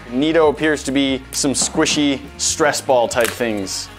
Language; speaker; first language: English; native; English